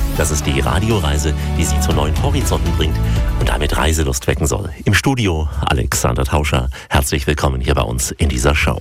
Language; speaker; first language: German; native; German